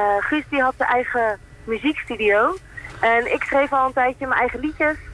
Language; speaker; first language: Dutch; native; Dutch